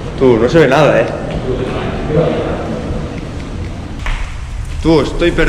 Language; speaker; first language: Spanish; native; Spanish